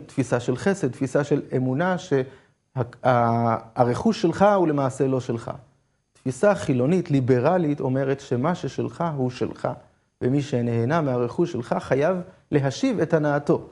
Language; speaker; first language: Hebrew; native; Hebrew